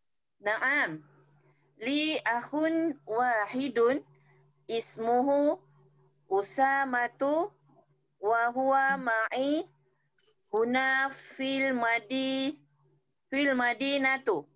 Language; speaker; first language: Arabic; non-native, learner; Malay